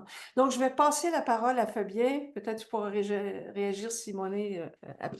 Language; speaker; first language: French; native; French